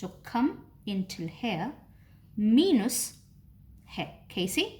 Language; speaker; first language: Danish; non-native, fluent; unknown